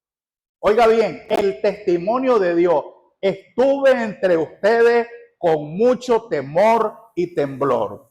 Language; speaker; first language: Spanish; native; Spanish